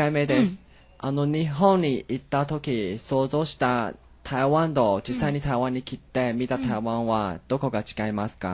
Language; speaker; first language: Japanese; non-native, learner; Chinese